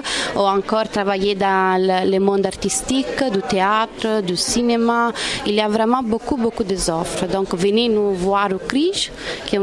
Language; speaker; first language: French; non-native, fluent; Italian